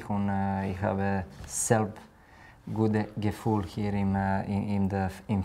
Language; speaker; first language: German; non-native, learner; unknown